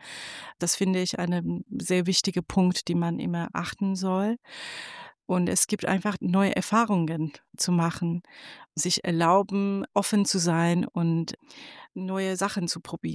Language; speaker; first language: German; non-native, fluent; Persian